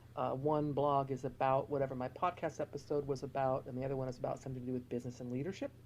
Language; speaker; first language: English; native; English